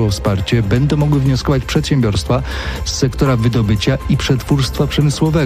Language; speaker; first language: Polish; native; Polish